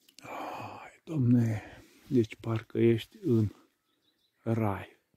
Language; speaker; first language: Romanian; non-native, local second language; Hungarian